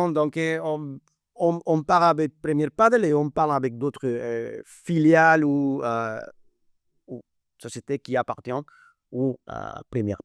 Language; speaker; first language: French; non-native, fluent; Spanish